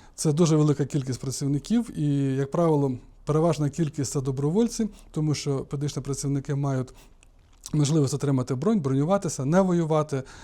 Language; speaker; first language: Ukrainian; native; Ukrainian